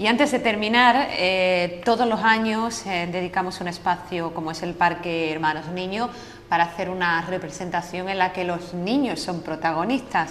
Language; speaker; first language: Spanish; native; Spanish